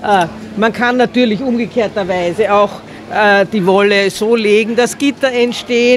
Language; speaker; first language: German; native; German